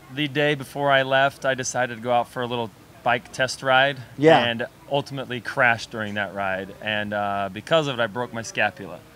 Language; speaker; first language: English; native; English